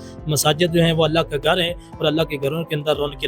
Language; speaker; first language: Urdu; native; Urdu